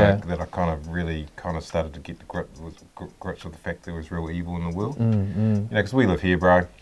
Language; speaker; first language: English; native; English